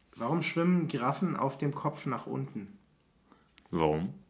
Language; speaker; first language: German; native; German